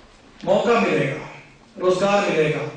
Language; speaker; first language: Hindi; native; Hindi